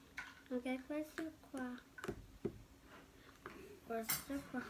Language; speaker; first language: Italian; early bilingual, other home language; Filipino